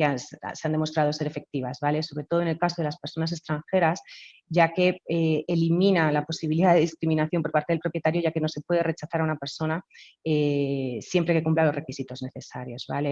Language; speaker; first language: Spanish; native; Spanish